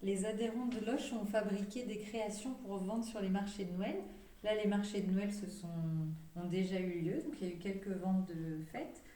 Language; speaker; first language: French; native; French